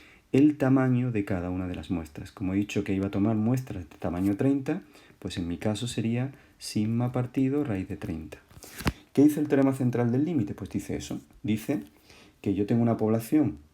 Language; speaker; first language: Spanish; native; Spanish